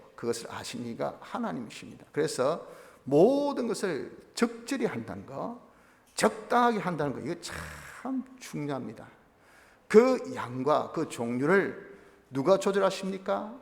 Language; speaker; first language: Korean; native; Korean